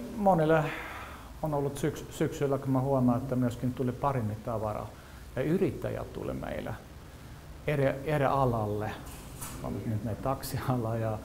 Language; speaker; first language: Finnish; non-native, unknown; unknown